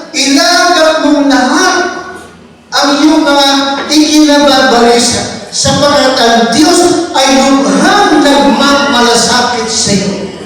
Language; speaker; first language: Filipino; native; Filipino